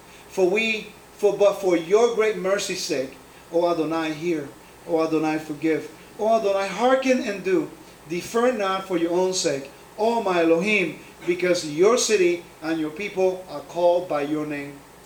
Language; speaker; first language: English; non-native, fluent; Spanish